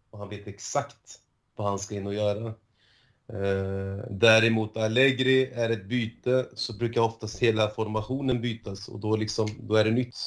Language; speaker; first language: Swedish; early bilingual, other home language; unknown